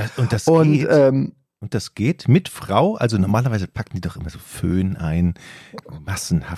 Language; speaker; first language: German; native; German